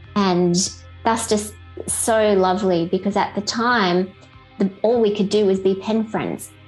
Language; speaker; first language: English; native; English